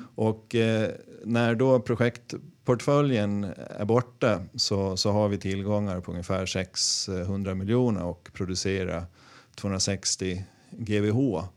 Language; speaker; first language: Swedish; native; Swedish